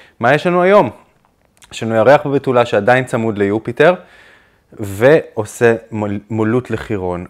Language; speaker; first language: Hebrew; native; Hebrew